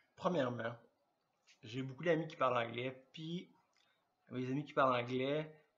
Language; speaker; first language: French; native; French